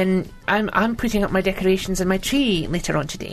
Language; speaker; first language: English; native; English